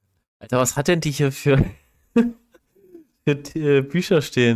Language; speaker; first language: German; native; German